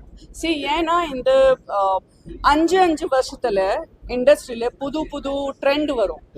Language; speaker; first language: Tamil; non-native, fluent; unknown